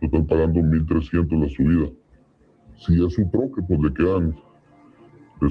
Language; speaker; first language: Spanish; native; Spanish